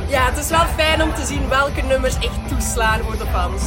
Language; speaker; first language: Dutch; non-native, fluent; Polish